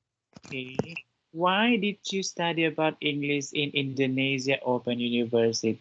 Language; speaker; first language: English; non-native, fluent; Indonesian